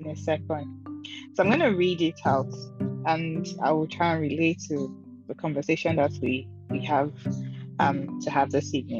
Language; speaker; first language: English; non-native, local second language; Igbo